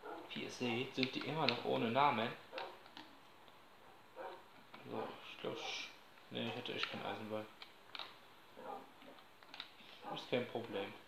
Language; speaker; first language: German; native; German